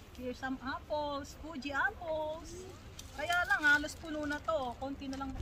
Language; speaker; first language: Filipino; native; Filipino